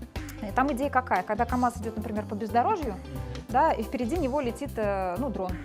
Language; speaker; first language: Russian; native; Russian